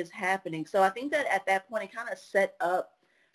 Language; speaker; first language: English; native; English